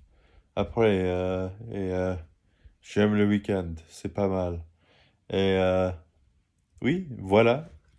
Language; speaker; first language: French; non-native, learner; English